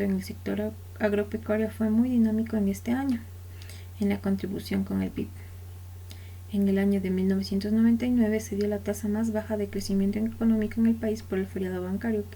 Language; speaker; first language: Spanish; native; Spanish